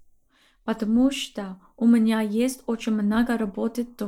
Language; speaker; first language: Russian; non-native, learner; English